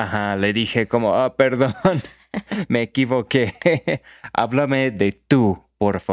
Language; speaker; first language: Spanish; non-native, fluent; English